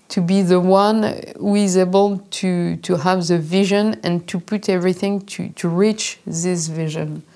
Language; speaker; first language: English; non-native, fluent; French